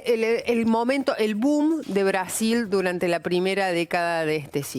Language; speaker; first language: Spanish; native; Spanish